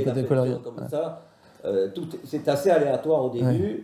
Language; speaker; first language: French; native; French